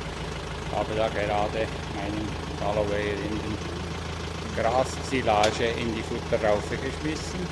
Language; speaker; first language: German; native; German